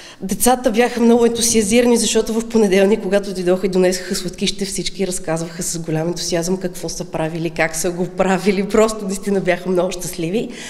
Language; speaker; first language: Bulgarian; native; Bulgarian